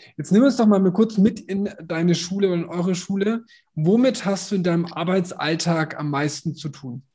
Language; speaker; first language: German; native; German